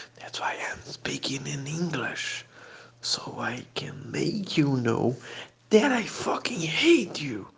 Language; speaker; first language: English; non-native, fluent; Portuguese